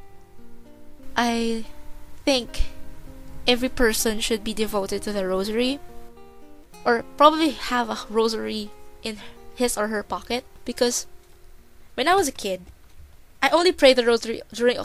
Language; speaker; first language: English; non-native, local second language; Filipino